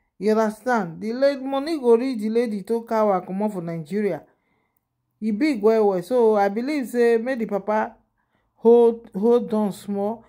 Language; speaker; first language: Nigerian Pidgin; non-native, local second language; Yoruba